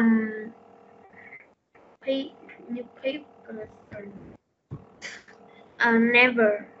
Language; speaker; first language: English; non-native, learner; Vietnamese